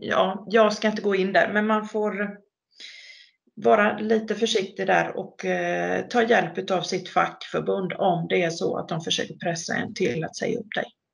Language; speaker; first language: Swedish; native; Swedish